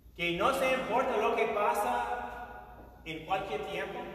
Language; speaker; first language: Spanish; non-native, fluent; English